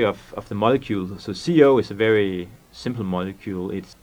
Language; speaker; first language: English; non-native, fluent; Danish